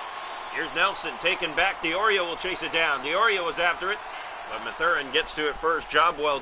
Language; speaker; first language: English; native; English